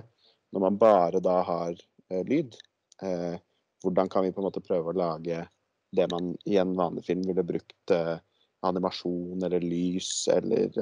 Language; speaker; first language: Norwegian; native; Norwegian